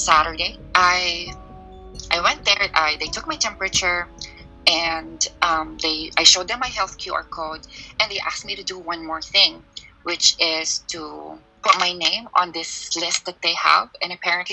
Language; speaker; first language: English; non-native, local second language; Filipino